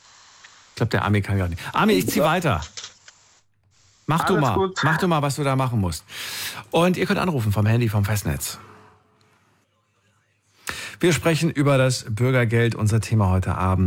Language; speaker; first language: German; native; German